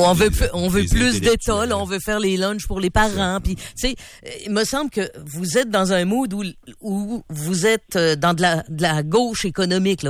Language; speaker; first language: French; native; French